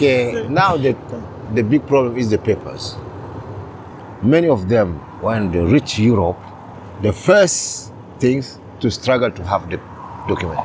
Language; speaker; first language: English; non-native, learner; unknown